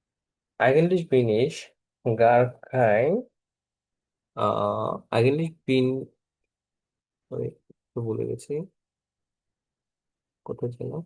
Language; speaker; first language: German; non-native, fluent; Bangla